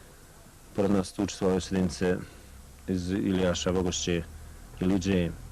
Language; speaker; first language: Bosnian; native; Bosnian